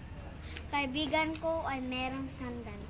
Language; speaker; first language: Filipino; non-native, local second language; Cebuano